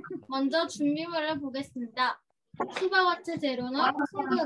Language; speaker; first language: Korean; native; Korean